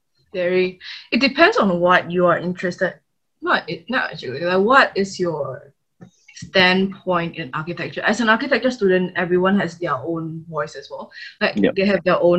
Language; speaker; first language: English; non-native, local second language; Chinese